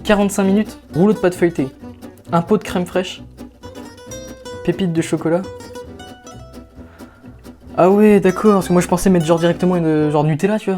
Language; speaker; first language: French; native; French